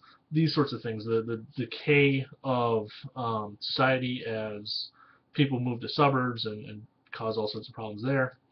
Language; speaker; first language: English; native; English